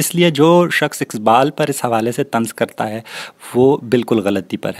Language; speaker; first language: Urdu; non-native, local second language; Northern Hindko